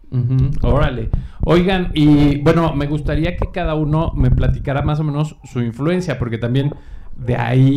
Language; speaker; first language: Spanish; native; Spanish